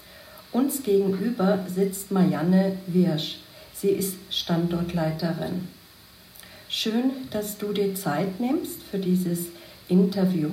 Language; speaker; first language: German; native; German